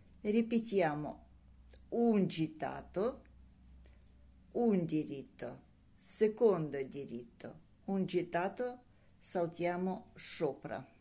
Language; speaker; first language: Italian; non-native, learner; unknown